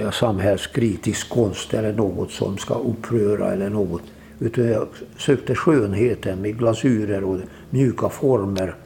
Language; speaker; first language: Swedish; non-native, fluent; Hungarian